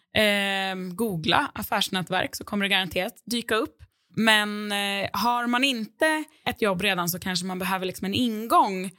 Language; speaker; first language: Swedish; native; Swedish